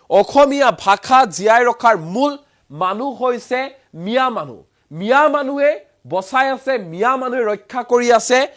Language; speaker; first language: Assamese; native; Assamese